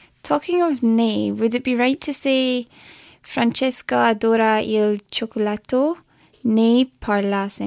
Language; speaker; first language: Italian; non-native, learner; English